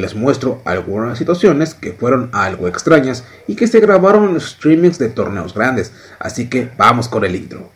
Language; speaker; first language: Spanish; native; Spanish